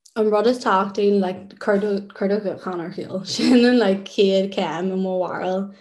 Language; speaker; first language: Irish; non-native, local second language; English